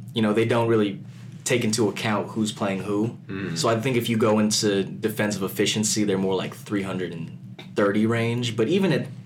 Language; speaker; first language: English; early bilingual, other home language; Filipino